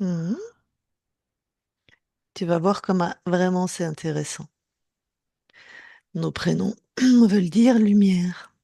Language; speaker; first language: French; native; French